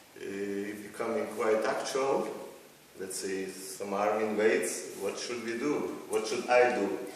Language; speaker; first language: English; non-native, fluent; Lithuanian